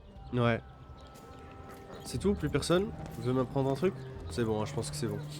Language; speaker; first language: French; native; French